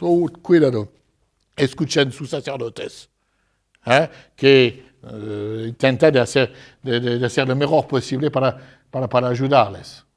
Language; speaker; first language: Spanish; non-native, fluent; French